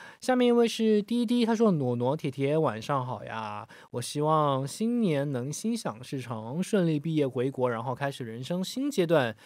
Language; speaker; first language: Chinese; native; Chinese